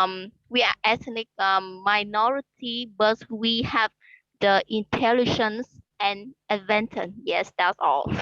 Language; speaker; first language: English; non-native, learner; Khmer